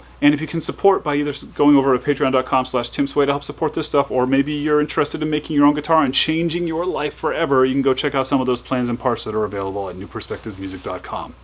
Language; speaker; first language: English; native; English